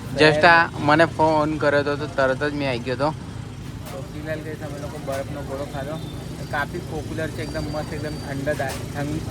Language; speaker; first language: Gujarati; non-native, local second language; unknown